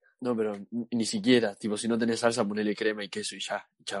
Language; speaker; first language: Spanish; native; Spanish